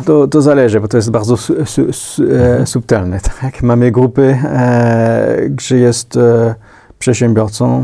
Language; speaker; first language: Polish; non-native, fluent; French